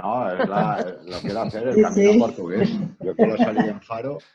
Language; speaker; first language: Spanish; native; Spanish